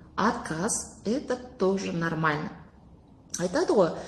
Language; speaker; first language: Russian; non-native, local second language; Kazakh